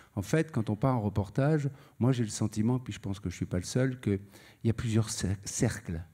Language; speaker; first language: French; native; French